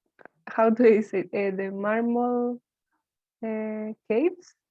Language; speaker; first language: English; non-native, learner; Spanish